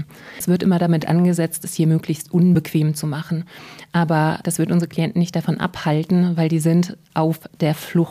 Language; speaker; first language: German; native; German